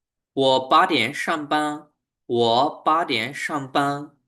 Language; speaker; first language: Chinese; non-native, fluent; Burmese